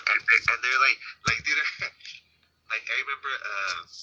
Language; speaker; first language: English; early bilingual, other home language; Spanish